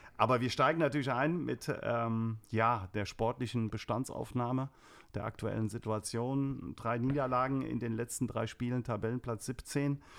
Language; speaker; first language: German; native; German